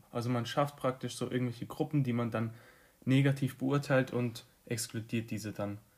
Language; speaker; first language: German; early bilingual, other home language; Albanian